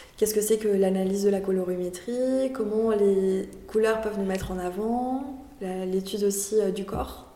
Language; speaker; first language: French; early bilingual, other home language; Spanish